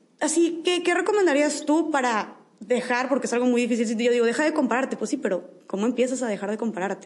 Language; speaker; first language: Spanish; native; Spanish